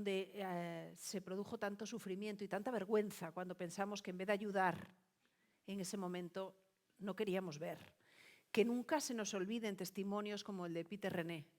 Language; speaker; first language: Spanish; native; Spanish